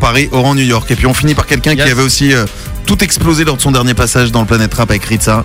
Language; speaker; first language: French; native; French